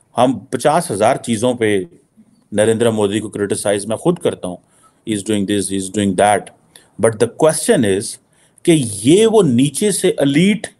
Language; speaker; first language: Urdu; native; Urdu